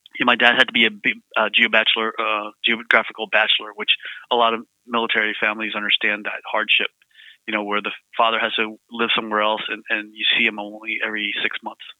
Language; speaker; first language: English; early bilingual, other home language; Vietnamese